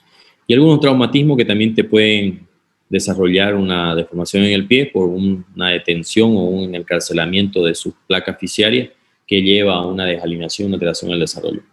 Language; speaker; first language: Spanish; native; Spanish